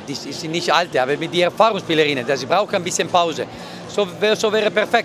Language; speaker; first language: German; non-native, learner; Italian